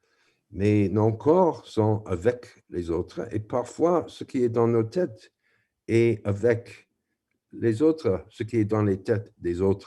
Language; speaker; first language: French; non-native, fluent; English